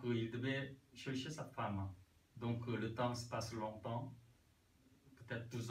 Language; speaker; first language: French; non-native, learner; Korean